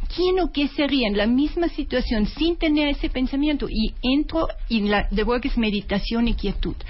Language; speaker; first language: Spanish; non-native, fluent; German